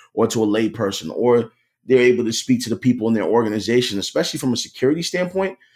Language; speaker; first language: English; native; English